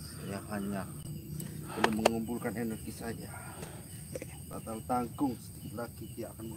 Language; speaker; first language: Indonesian; non-native, local second language; Javanese